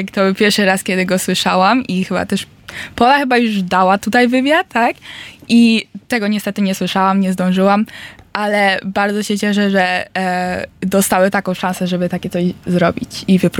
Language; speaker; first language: Polish; early bilingual, heritage; Polish